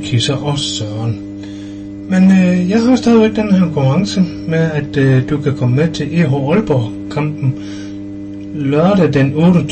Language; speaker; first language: Danish; native; Danish